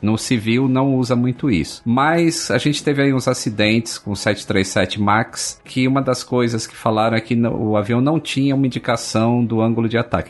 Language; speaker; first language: Portuguese; native; Portuguese